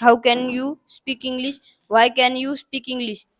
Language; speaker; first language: English; non-native, learner; Marathi